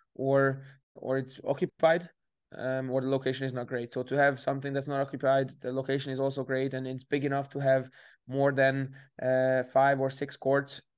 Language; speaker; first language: English; native; English